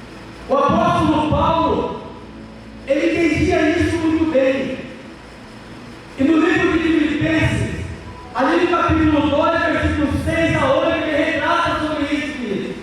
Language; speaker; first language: Portuguese; native; Portuguese